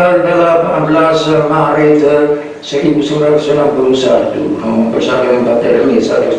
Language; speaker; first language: Indonesian; non-native, fluent; Hungarian